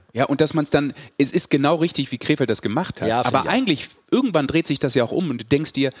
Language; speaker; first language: German; native; German